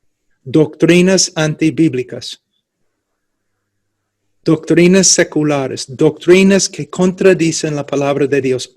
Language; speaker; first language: Spanish; non-native, fluent; English